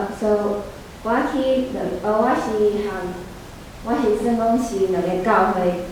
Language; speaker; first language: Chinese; early bilingual, heritage; Chinese